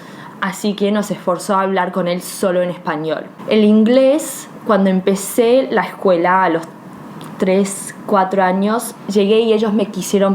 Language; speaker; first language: Spanish; early bilingual, heritage; Spanish